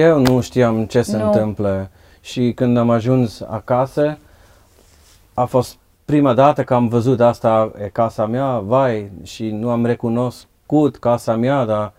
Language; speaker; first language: Romanian; non-native, learner; Dutch